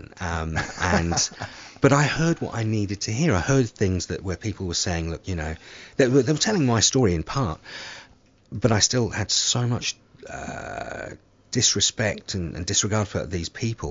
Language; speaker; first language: English; native; English